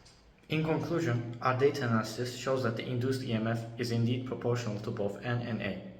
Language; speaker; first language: English; non-native, fluent; Turkish